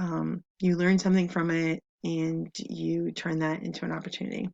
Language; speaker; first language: English; native; English